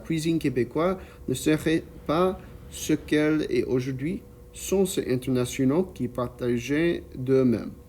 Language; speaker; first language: French; non-native, learner; English